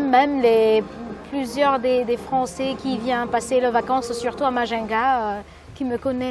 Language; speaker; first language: French; non-native, local second language; Malagasy